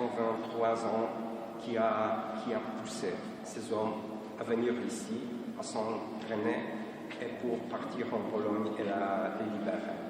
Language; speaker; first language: French; non-native, fluent; Polish